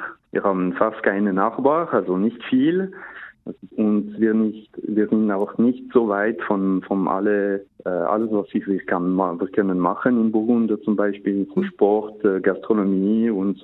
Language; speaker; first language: German; non-native, local second language; French